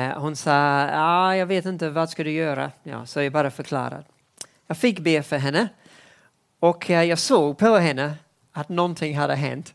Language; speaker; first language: Swedish; non-native, fluent; English